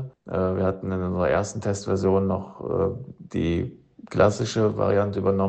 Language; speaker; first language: German; native; German